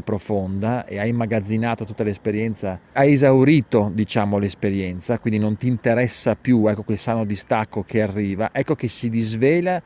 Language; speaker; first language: Italian; native; Italian